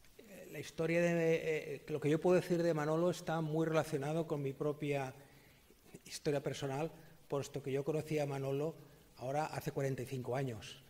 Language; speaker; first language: Spanish; native; Spanish